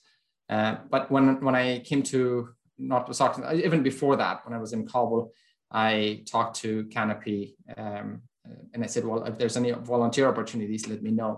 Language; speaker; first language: English; non-native, fluent; Persian